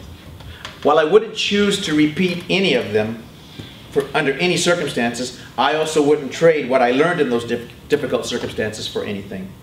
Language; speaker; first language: English; native; English